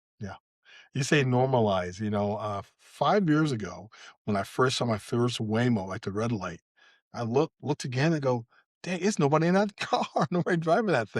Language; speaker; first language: English; native; English